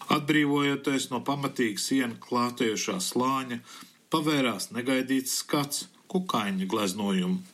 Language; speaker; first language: Latvian; early bilingual, heritage; Latvian